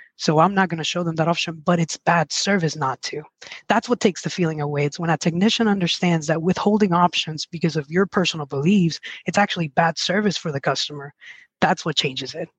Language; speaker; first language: English; early bilingual, other home language; Spanish